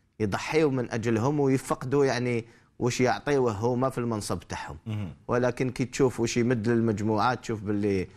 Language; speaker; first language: Arabic; native; Arabic